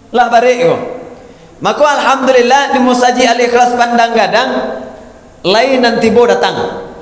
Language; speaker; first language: Malay; non-native, local second language; Minangkabau